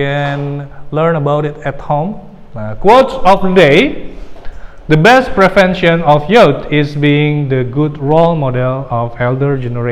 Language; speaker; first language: English; non-native, fluent; Indonesian